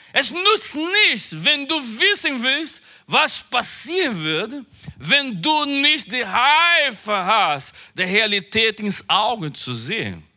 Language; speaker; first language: German; non-native, learner; Portuguese